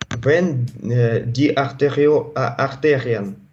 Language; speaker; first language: German; non-native, learner; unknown